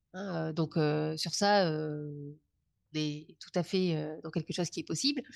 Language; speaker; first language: French; native; French